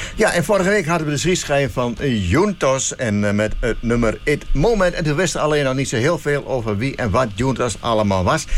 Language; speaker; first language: Dutch; native; Dutch